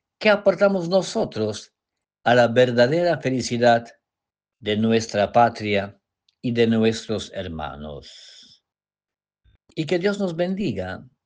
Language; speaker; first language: Spanish; non-native, fluent; Polish